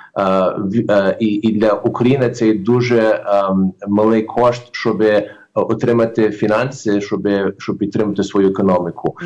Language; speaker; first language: Ukrainian; early bilingual, heritage; Ukrainian